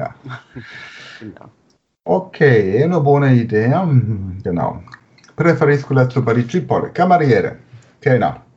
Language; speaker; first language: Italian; non-native, learner; German